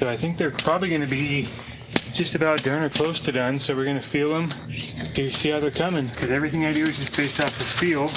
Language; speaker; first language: English; native; English